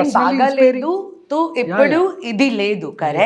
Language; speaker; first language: Telugu; non-native, learner; Hindi